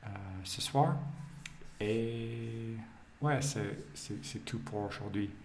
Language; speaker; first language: French; non-native, fluent; English